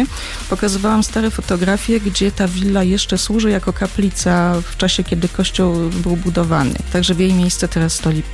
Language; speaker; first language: Polish; native; Polish